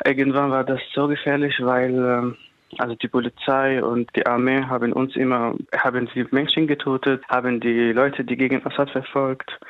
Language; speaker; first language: German; non-native, fluent; Arabic